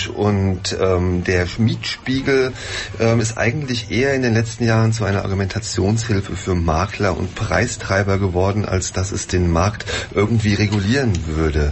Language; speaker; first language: German; native; German